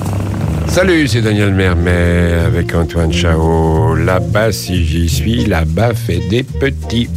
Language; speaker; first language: French; native; French